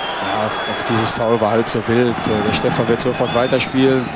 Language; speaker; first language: German; native; German